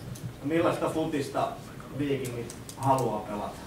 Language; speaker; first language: Finnish; native; Finnish